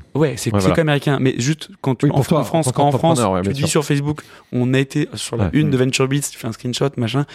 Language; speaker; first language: French; native; French